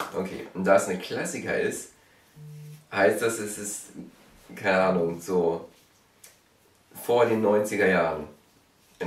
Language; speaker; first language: German; native; German